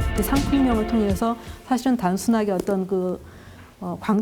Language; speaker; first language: Korean; native; Korean